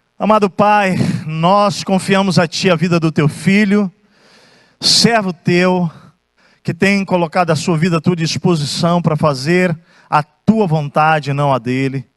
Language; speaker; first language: Portuguese; native; Portuguese